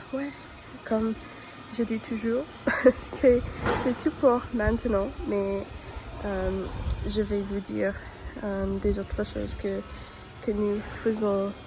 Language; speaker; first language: French; non-native, learner; English